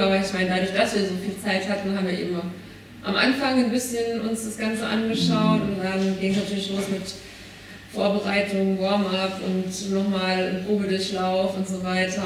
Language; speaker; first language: German; native; German